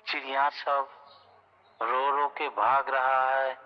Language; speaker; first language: Hindi; non-native, local second language; Bangla